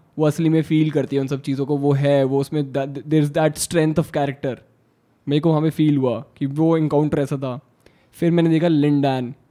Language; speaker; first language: Hindi; native; Hindi